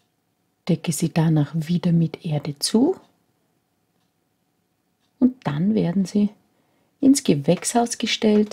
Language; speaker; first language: German; native; German